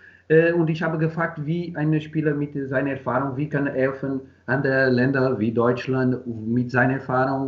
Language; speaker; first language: German; non-native, learner; Portuguese